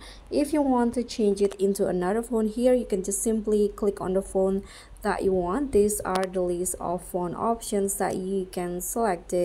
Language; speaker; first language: English; non-native, fluent; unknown